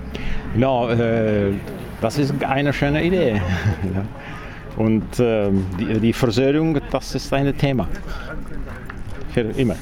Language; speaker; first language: German; non-native, learner; Czech